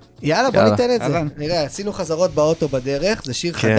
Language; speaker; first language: Hebrew; native; Hebrew